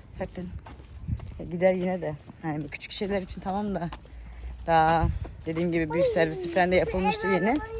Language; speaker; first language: Turkish; early bilingual, heritage; Turkish